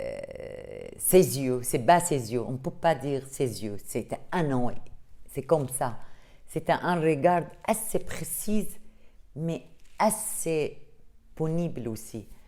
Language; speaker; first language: French; non-native, fluent; Arabic